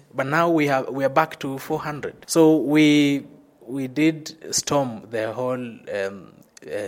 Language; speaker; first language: English; non-native, local second language; Luyia